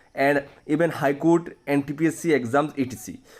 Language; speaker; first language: English; non-native, local second language; Bangla